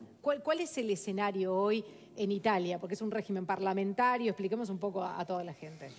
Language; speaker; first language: Spanish; native; Spanish